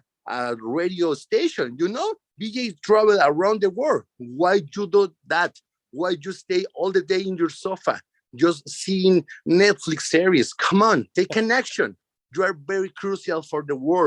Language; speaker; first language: English; non-native, learner; Spanish